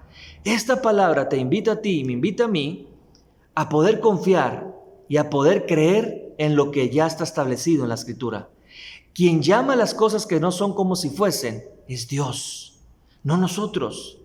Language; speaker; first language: Spanish; native; Spanish